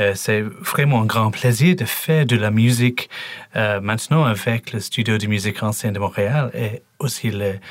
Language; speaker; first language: French; non-native, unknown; English